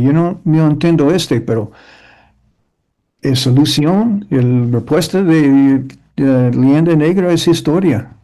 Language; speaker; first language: Spanish; early bilingual, heritage; English